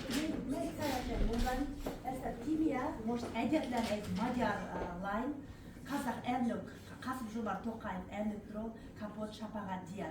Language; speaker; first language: Hungarian; non-native, learner; Kazakh